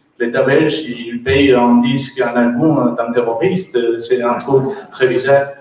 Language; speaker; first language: French; non-native, learner; Catalan